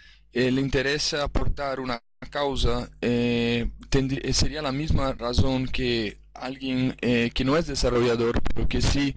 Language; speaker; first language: Spanish; non-native, fluent; Portuguese